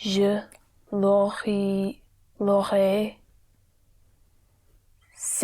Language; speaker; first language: French; non-native, learner; English